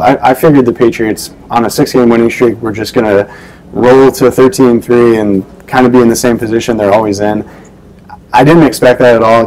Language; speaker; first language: English; native; English